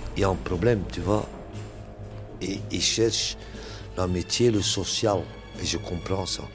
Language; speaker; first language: French; native; French